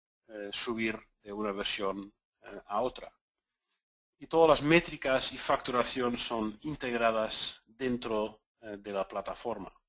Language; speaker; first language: Spanish; non-native, fluent; Dutch